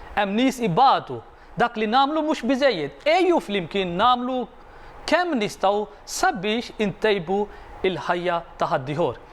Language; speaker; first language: Maltese; non-native, fluent; Arabic